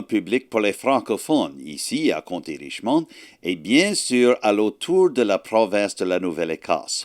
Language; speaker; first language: French; non-native, learner; English